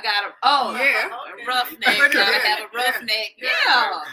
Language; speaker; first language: English; native; English